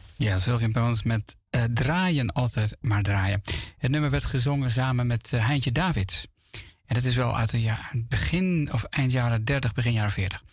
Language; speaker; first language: Dutch; native; Dutch